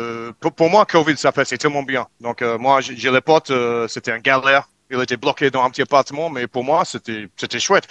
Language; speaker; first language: French; non-native, learner; English